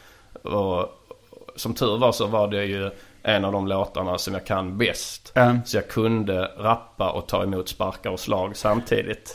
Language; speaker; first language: Swedish; native; Swedish